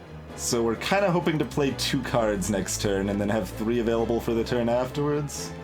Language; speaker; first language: English; native; English